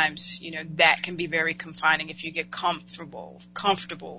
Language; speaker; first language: English; native; English